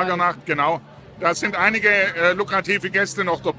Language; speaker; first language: German; native; German